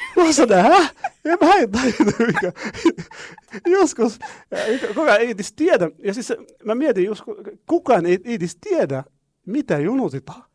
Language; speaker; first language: Finnish; non-native, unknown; Arabic